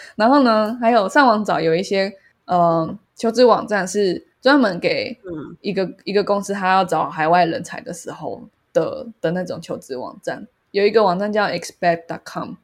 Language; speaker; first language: Chinese; native; Chinese